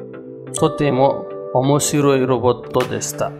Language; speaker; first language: Japanese; non-native, learner; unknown